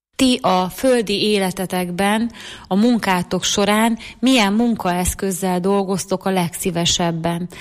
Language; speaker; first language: Hungarian; native; Hungarian